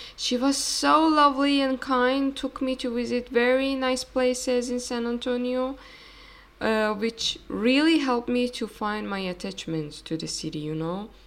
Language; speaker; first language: English; non-native, fluent; Persian